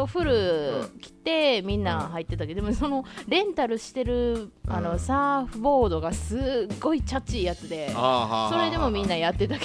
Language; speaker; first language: Japanese; native; Japanese